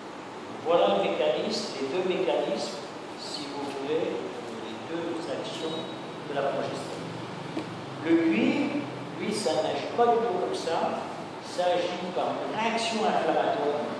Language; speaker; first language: French; native; French